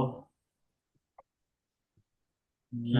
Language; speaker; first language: Arabic; non-native, learner; Indonesian